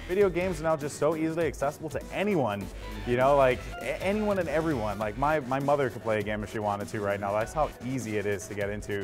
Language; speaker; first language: English; native; English